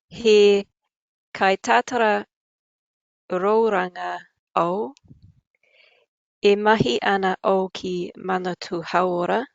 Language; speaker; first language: Māori; non-native, learner; English